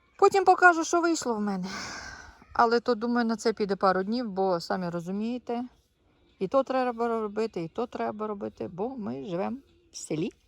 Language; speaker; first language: Ukrainian; non-native, local second language; Russian